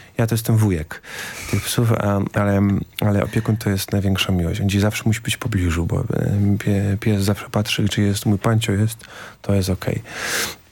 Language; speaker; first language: Polish; native; Polish